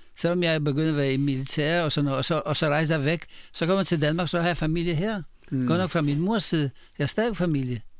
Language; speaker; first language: Danish; non-native, fluent; Polish